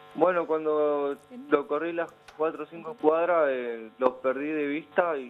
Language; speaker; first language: Spanish; native; Spanish